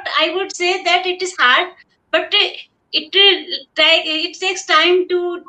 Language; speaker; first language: English; non-native, local second language; Hindi